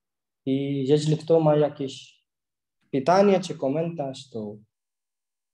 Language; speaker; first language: Polish; non-native, learner; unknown